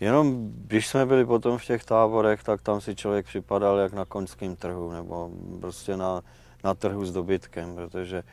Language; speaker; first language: Czech; early bilingual, heritage; Czech